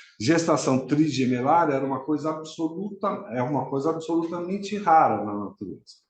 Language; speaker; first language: Portuguese; native; Portuguese